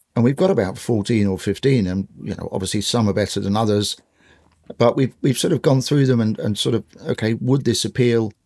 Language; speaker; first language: English; native; English